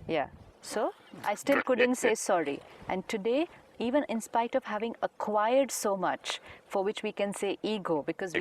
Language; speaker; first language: English; non-native, local second language; Hindi